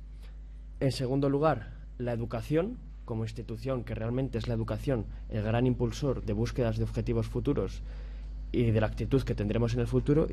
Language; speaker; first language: Spanish; native; Spanish